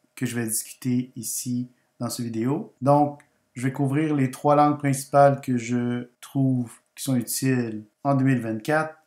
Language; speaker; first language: French; non-native, fluent; Spanish